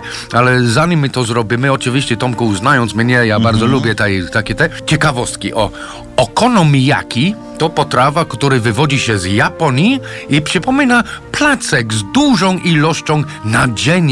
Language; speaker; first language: Polish; non-native, learner; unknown